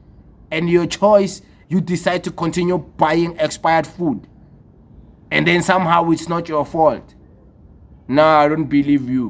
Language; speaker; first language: English; non-native, local second language; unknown